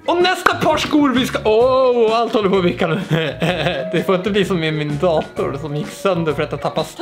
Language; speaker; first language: Swedish; native; Swedish